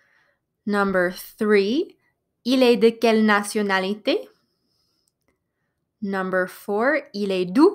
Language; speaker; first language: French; non-native, fluent; English